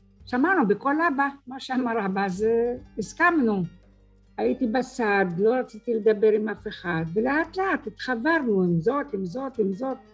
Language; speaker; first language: Hebrew; early bilingual, other home language; French